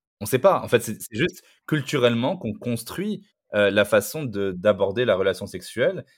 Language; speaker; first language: French; non-native, local second language; Arabic